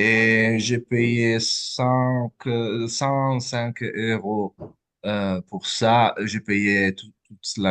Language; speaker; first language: French; non-native, fluent; Italian